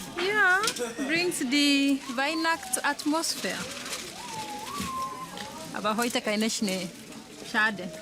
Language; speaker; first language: German; non-native, learner; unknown